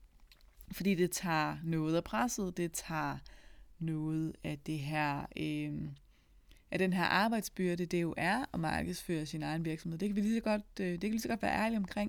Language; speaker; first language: Danish; native; Danish